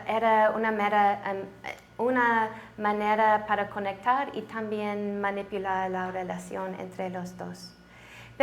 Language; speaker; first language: Spanish; non-native, learner; English